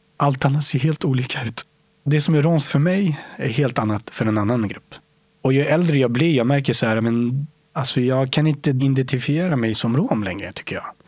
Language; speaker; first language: Swedish; early bilingual, other home language; Romany